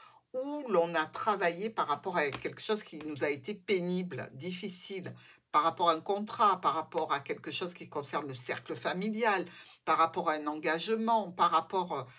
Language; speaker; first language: French; native; French